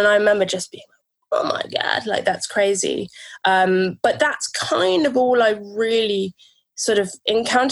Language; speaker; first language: English; native; English